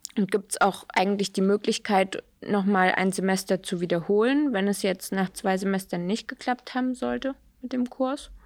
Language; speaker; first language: German; native; German